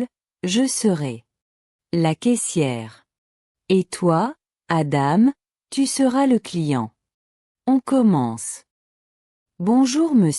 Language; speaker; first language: French; non-native, local second language; Arabic